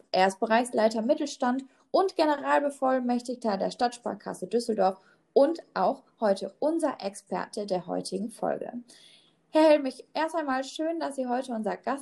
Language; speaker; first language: German; native; German